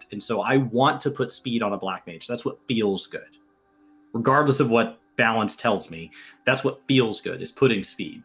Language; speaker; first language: English; native; English